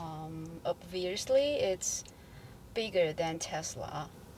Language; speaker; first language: English; non-native, fluent; Chinese